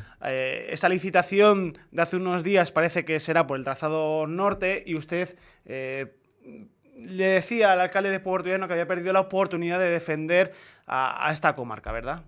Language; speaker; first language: Spanish; native; Spanish